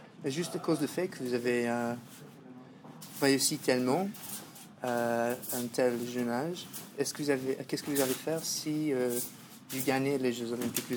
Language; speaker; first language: French; non-native, fluent; English